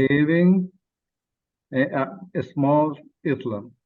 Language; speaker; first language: English; non-native, learner; Spanish